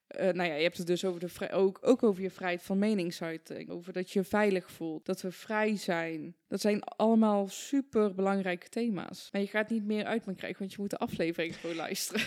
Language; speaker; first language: Dutch; early bilingual, other home language; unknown